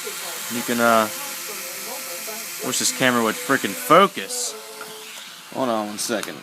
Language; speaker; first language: English; native; English